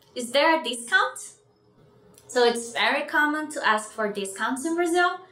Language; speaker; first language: English; non-native, fluent; Portuguese